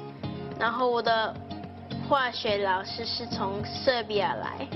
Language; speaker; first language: Chinese; early bilingual, heritage; Chinese